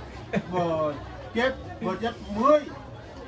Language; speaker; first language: Vietnamese; non-native, learner; Portuguese